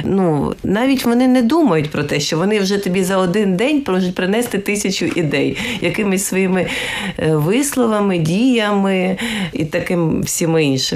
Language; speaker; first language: Ukrainian; native; Ukrainian